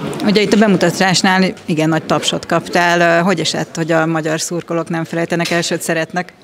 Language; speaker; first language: Hungarian; native; Hungarian